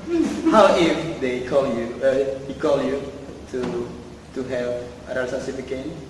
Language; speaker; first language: English; non-native, learner; Indonesian